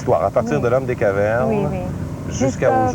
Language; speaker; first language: French; native; French